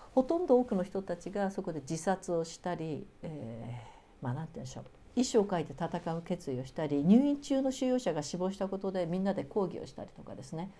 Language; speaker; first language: Japanese; native; Japanese